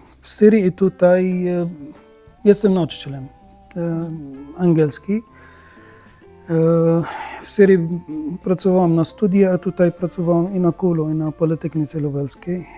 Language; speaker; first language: Polish; non-native, learner; Arabic